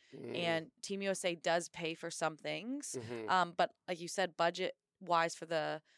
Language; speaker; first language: English; native; English